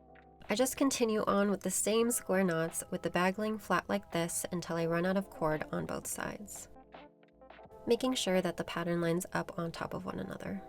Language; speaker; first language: English; native; English